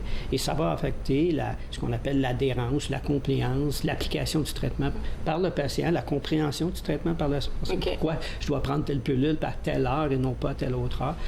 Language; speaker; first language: French; native; French